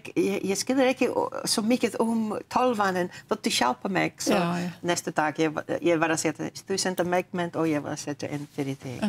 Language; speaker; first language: Icelandic; non-native, learner; English